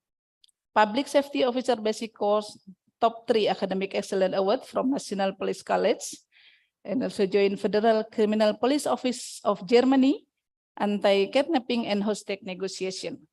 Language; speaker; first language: English; non-native, fluent; Indonesian